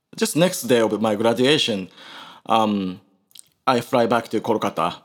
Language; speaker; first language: English; non-native, learner; Japanese